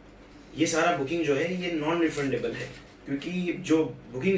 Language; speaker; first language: Hindi; native; Hindi